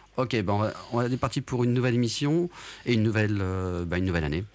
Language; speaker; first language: French; native; French